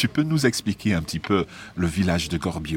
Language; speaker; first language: French; non-native, fluent; English